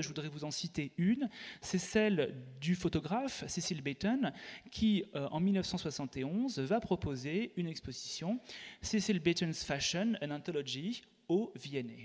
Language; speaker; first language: French; native; French